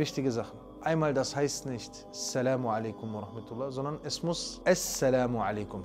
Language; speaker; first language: German; native; German